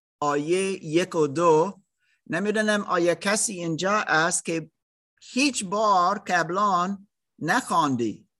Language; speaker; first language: Persian; non-native, learner; English